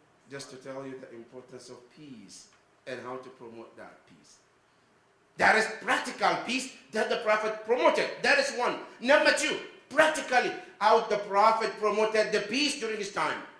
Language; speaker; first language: English; non-native, fluent; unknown